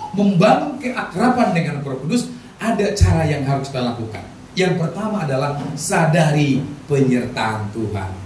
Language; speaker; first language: Indonesian; non-native, local second language; Batak Toba